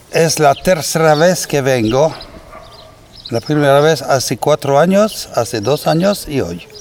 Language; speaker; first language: Spanish; non-native, fluent; French